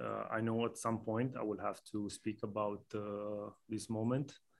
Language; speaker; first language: English; non-native, fluent; Romanian